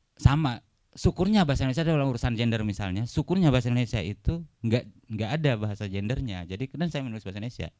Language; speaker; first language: Indonesian; non-native, local second language; Buginese